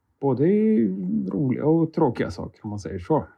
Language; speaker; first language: Swedish; native; Swedish